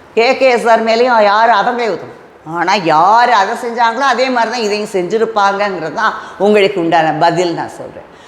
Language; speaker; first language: Tamil; non-native, local second language; Telugu